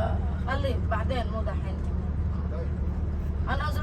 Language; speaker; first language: Arabic; non-native, fluent; Indonesian